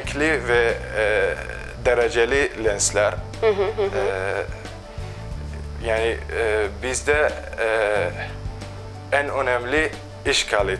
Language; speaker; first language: Turkish; non-native, local second language; Arabic